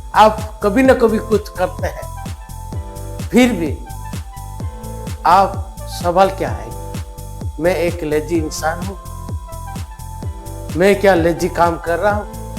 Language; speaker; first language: Hindi; non-native, local second language; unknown